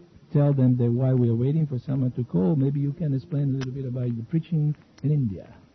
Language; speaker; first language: English; non-native, fluent; Italian